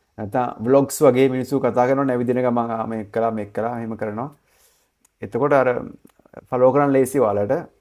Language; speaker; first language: Sinhala; native; Sinhala